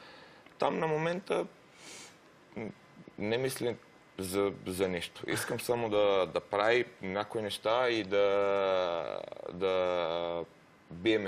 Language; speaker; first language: Bulgarian; non-native, learner; Romanian